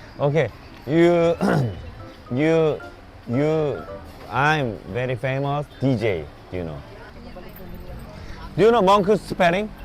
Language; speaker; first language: English; non-native, learner; Korean